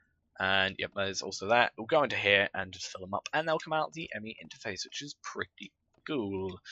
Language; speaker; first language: English; native; English